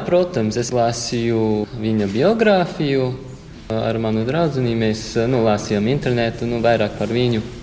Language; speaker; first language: Latvian; non-native, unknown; English